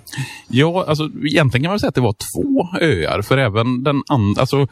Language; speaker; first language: Swedish; native; Swedish